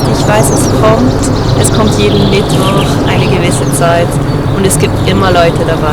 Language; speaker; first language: German; non-native, fluent; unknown